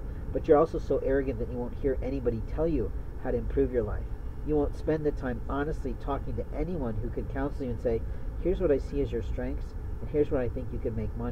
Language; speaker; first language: English; native; English